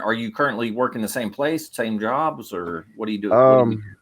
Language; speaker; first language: English; native; English